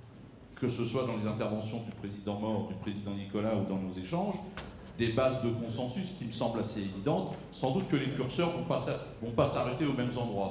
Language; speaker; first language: French; native; French